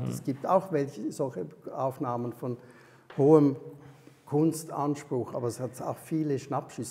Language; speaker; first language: German; native; German